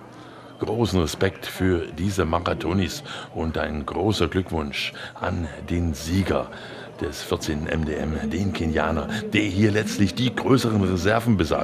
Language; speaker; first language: German; native; German